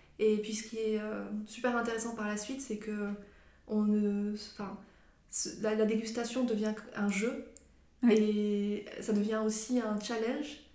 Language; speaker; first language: French; non-native, local second language; Arabic